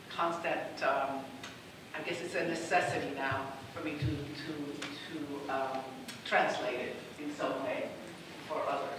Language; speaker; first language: English; non-native, fluent; Spanish